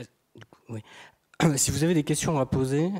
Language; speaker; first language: French; native; French